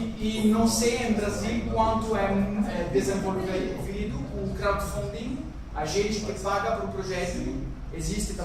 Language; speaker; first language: Portuguese; non-native, learner; French